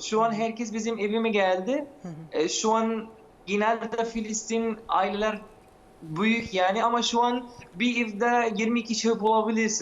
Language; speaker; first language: Turkish; non-native, fluent; Arabic